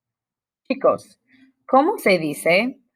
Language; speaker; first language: Spanish; non-native, fluent; English